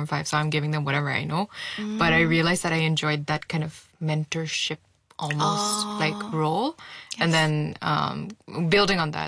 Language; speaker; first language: English; non-native, local second language; Bangla